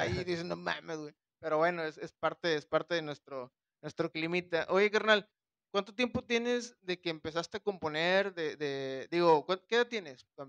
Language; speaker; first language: Spanish; native; Spanish